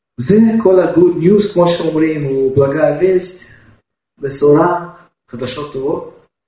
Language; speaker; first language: Hebrew; non-native, fluent; Russian